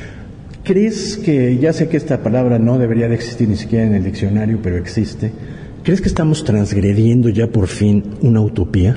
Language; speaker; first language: Spanish; native; Spanish